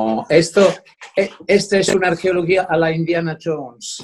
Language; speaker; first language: Spanish; non-native, fluent; Italian